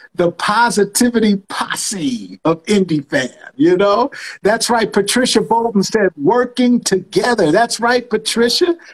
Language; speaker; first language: English; native; English